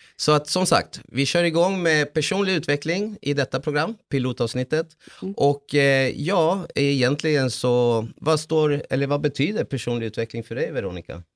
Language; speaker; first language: Swedish; early bilingual, other home language; Spanish